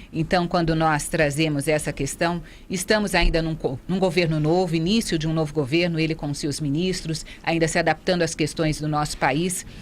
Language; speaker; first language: Portuguese; native; Portuguese